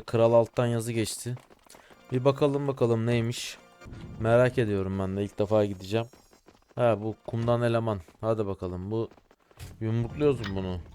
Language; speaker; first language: Turkish; native; Turkish